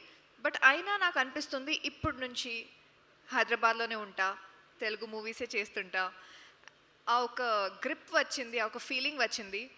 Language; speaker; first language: Telugu; non-native, local second language; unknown